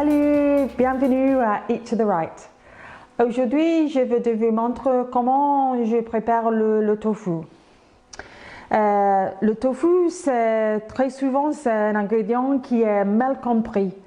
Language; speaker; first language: French; non-native, fluent; English